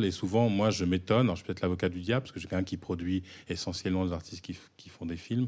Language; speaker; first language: French; native; French